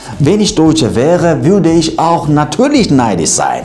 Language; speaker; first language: German; non-native, learner; Turkish